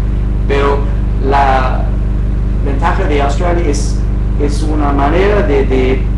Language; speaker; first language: Spanish; non-native, fluent; English